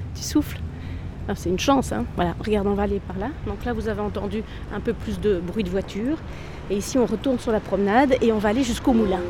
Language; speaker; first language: French; native; French